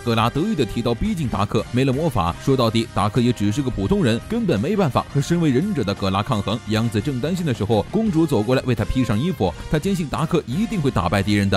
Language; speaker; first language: Chinese; native; Chinese